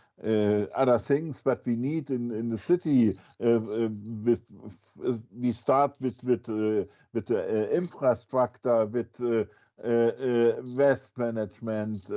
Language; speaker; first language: English; non-native, fluent; German